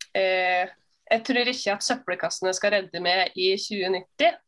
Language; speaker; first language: Norwegian; native; Norwegian